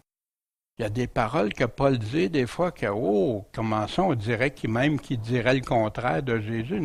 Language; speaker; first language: French; native; French